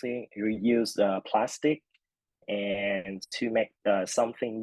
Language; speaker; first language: English; non-native, fluent; Vietnamese